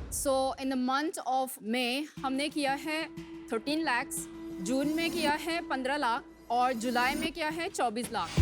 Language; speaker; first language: Hindi; non-native, local second language; Manipuri